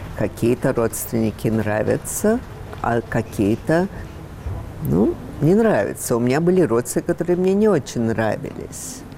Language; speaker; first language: Russian; early bilingual, heritage; Russian